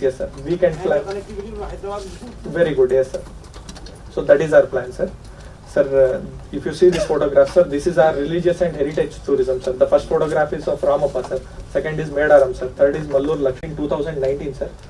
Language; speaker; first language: English; non-native, local second language; Telugu